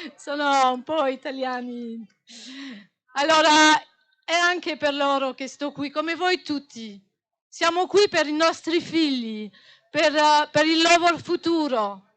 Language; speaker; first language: Italian; non-native, fluent; French